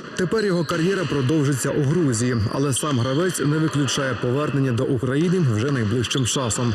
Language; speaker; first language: Ukrainian; native; Ukrainian